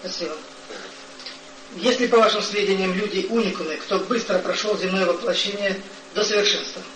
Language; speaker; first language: Russian; native; Russian